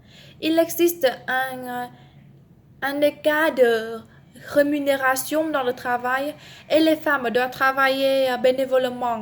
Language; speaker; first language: French; non-native, learner; Vietnamese